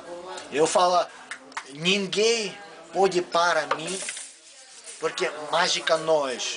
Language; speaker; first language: Portuguese; non-native, learner; Russian